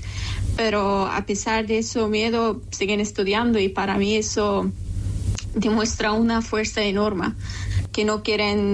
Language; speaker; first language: Spanish; non-native, local second language; Persian